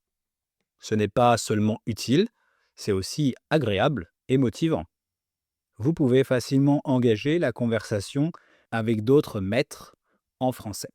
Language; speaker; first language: French; native; French